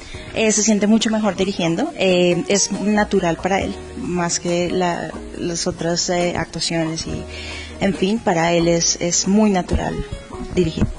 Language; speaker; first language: Spanish; native; Spanish